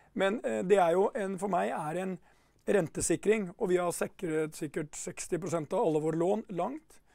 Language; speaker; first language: Norwegian; native; Norwegian